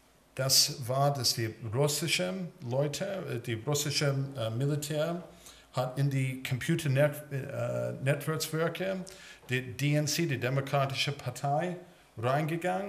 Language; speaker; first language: German; early bilingual, heritage; English